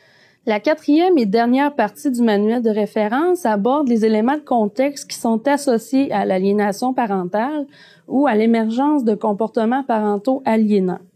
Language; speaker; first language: French; native; French